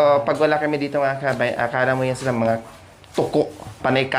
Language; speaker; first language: Filipino; native; Filipino